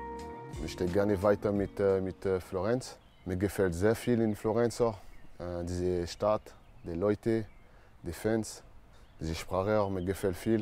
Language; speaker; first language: German; non-native, learner; French